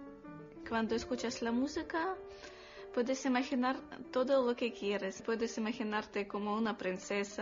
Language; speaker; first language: Spanish; non-native, learner; Russian